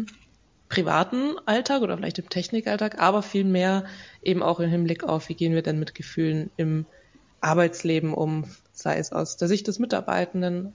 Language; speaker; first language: German; native; German